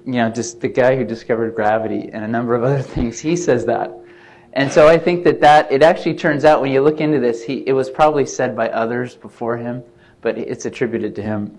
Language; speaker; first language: English; native; English